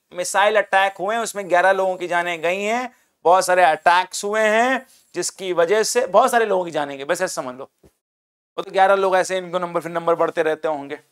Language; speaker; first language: Hindi; native; Hindi